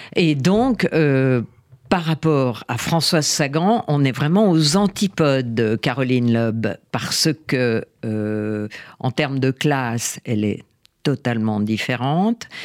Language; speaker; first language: French; native; French